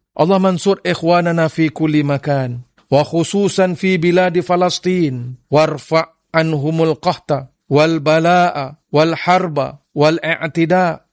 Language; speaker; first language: Arabic; non-native, fluent; Malay